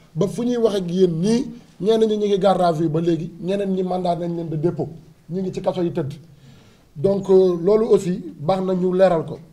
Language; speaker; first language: Wolof; native; Wolof